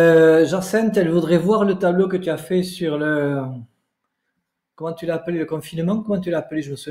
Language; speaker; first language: French; native; French